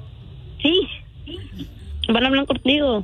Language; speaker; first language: Spanish; early bilingual, other home language; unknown